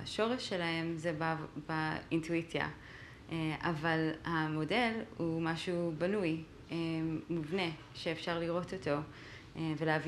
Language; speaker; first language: Hebrew; non-native, fluent; English